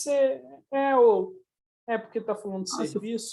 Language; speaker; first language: Portuguese; native; Portuguese